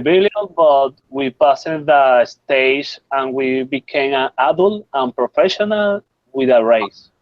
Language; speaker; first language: English; non-native, learner; Spanish